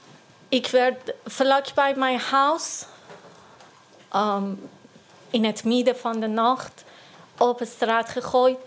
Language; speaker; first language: Dutch; non-native, learner; Persian